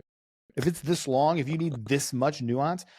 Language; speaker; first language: English; native; English